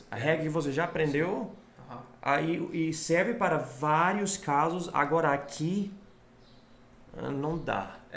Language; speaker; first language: Portuguese; non-native, fluent; English